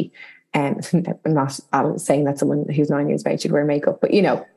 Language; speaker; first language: English; native; English